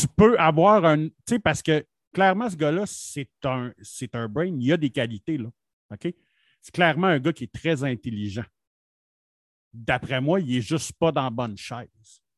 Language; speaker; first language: French; native; French